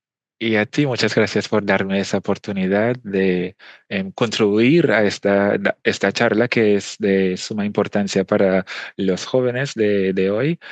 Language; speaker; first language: Spanish; non-native, fluent; English